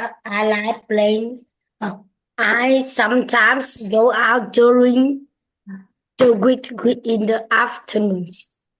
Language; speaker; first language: English; non-native, learner; Vietnamese